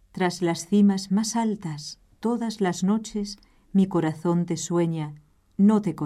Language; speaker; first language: Spanish; native; Spanish